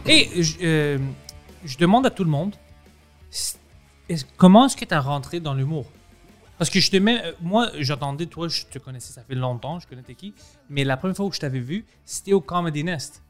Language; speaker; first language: French; non-native, local second language; English